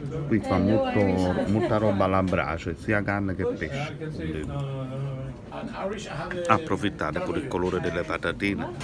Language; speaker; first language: Italian; native; Italian